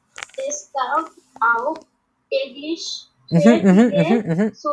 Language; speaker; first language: German; non-native, learner; Bangla